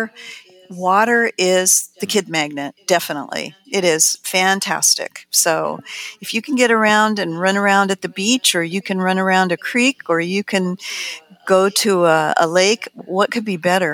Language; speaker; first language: English; native; English